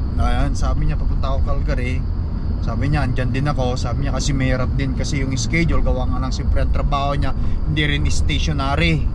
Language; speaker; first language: Filipino; non-native, local second language; Iloko